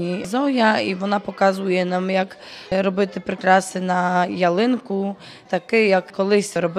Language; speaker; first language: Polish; non-native, local second language; Ukrainian